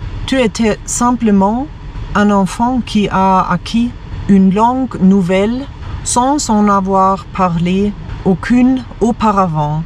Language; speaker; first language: French; non-native, fluent; German